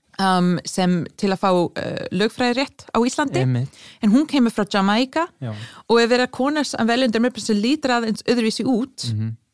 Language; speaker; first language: Icelandic; non-native, fluent; English